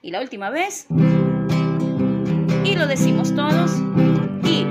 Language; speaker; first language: Spanish; native; Spanish